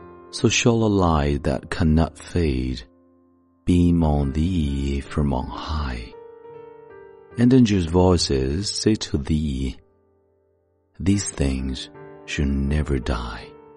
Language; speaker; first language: English; non-native, fluent; Chinese